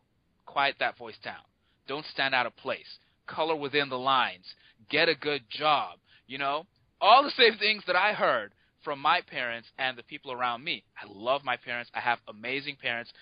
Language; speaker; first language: English; non-native, local second language; Yoruba